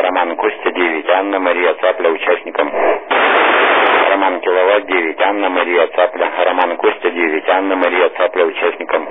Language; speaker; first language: Russian; native; Russian